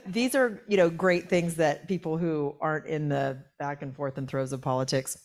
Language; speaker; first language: English; native; English